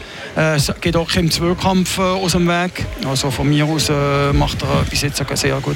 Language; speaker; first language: German; native; German